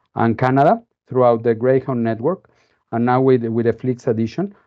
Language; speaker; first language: English; non-native, fluent; Spanish